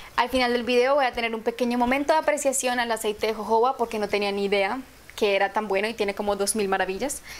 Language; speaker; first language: Spanish; native; Spanish